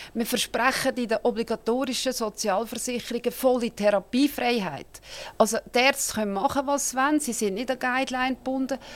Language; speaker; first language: German; native; German